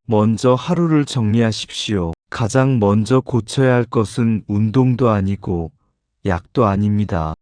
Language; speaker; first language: Korean; native; Korean